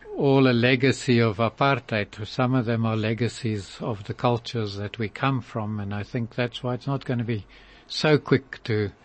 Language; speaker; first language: English; native; English